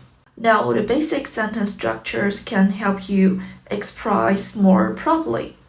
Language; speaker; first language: English; non-native, fluent; Chinese